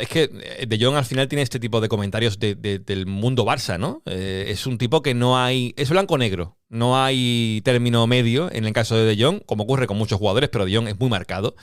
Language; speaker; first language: Spanish; native; Spanish